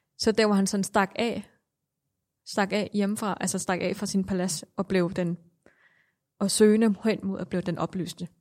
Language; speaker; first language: Danish; non-native, fluent; Thai